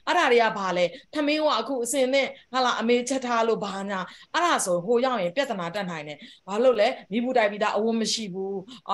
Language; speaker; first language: Burmese; native; Burmese